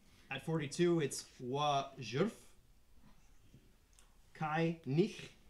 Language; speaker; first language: English; native; English